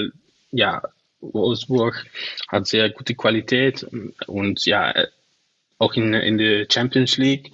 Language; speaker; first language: German; non-native, learner; Dutch